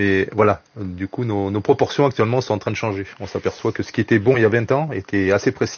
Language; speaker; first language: French; native; French